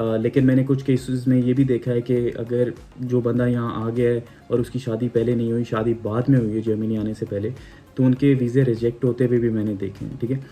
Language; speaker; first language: Urdu; non-native, local second language; Punjabi